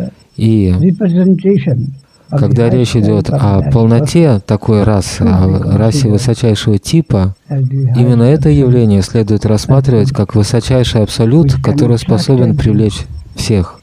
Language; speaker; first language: Russian; native; Russian